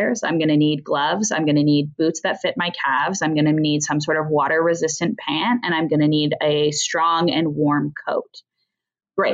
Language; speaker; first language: English; native; English